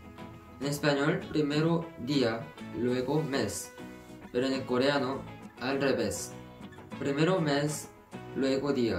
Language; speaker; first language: Spanish; non-native, fluent; Korean